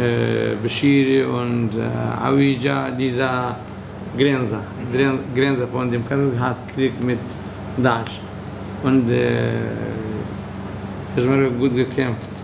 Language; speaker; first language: German; non-native, learner; Kurdish